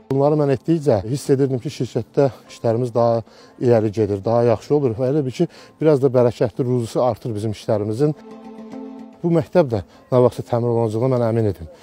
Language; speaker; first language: Azerbaijani; native; Azerbaijani